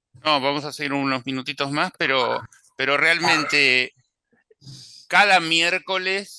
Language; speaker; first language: Spanish; native; Spanish